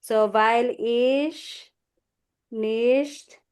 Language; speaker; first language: German; non-native, fluent; Filipino